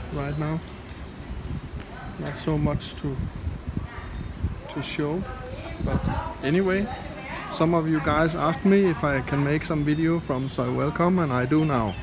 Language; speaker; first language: English; non-native, fluent; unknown